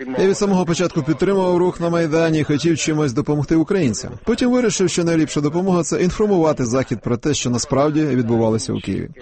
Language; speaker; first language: Ukrainian; non-native, fluent; Italian